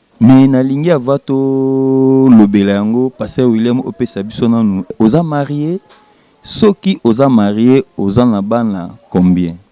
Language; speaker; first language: Lingala; native; Lingala